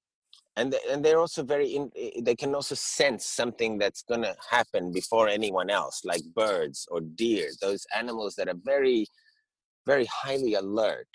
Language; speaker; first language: English; early bilingual, heritage; English